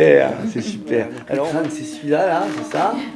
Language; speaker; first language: French; native; French